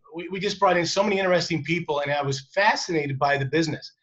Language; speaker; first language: English; native; English